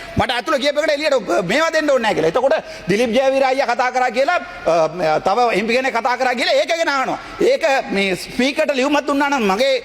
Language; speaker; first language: Sinhala; non-native, local second language; Tamil